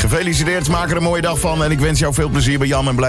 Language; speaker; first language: Dutch; native; Dutch